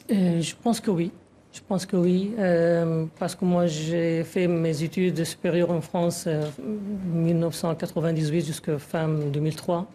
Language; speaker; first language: French; non-native, fluent; Arabic